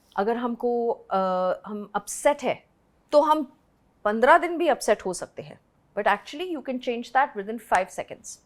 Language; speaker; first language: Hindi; native; Hindi